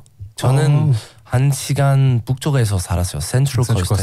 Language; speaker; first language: Korean; non-native, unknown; English